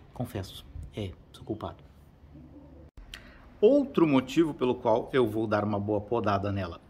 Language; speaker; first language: Portuguese; native; Portuguese